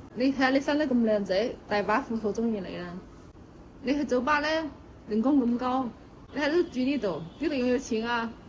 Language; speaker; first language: Cantonese; non-native, fluent; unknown